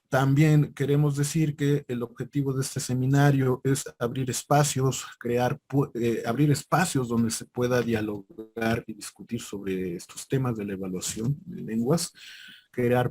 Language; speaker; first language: Spanish; native; Spanish